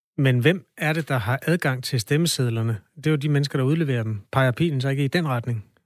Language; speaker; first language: Danish; native; Danish